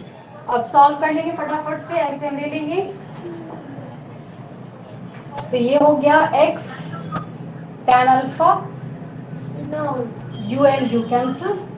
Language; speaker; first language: Hindi; native; Hindi